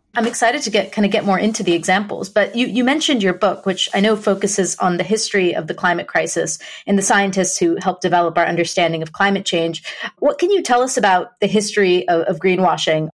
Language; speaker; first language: English; native; English